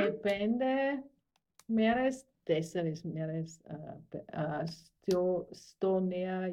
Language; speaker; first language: Greek; non-native, learner; German